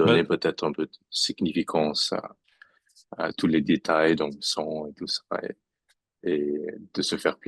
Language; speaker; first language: French; non-native, fluent; English